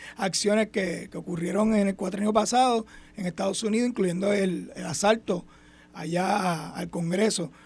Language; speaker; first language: Spanish; native; Spanish